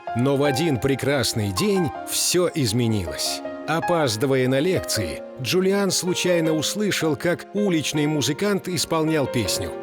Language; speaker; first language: Russian; native; Russian